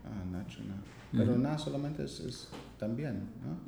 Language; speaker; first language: Spanish; non-native, learner; English